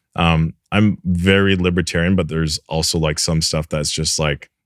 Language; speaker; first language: English; native; English